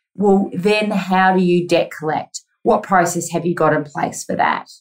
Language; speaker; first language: English; native; English